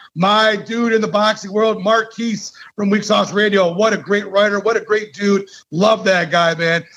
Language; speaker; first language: English; native; English